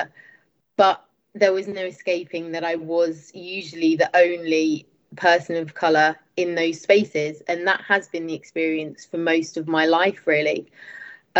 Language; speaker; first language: English; native; English